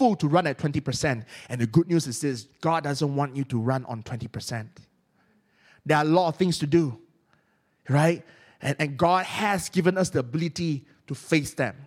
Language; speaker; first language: English; non-native, local second language; Cantonese